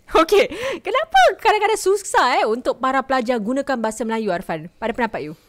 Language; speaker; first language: Malay; native; Malay